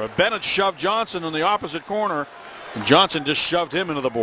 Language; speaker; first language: English; native; English